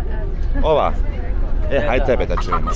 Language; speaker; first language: Bosnian; native; Bosnian